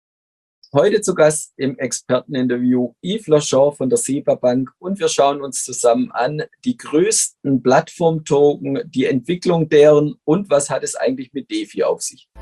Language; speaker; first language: German; native; German